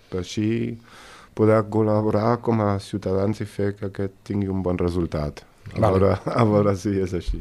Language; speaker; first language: Catalan; native; Catalan